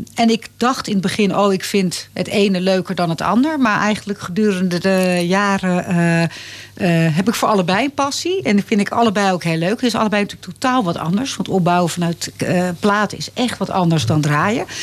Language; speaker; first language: Dutch; native; Dutch